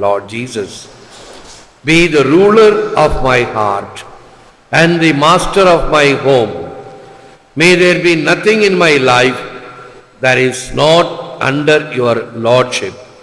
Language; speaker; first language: English; non-native, local second language; Tamil